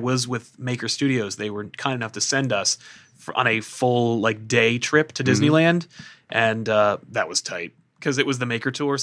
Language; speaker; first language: English; native; English